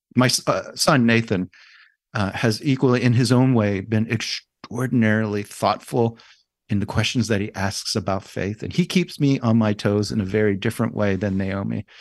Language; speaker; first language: English; native; English